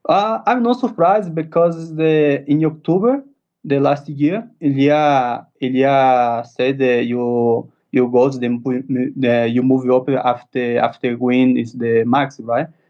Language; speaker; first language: English; non-native, learner; Portuguese